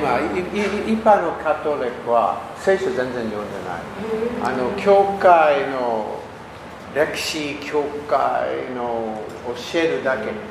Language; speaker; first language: Japanese; non-native, learner; English